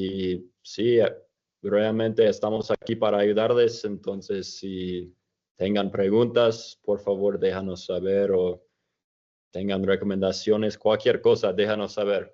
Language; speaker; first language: Spanish; non-native, fluent; English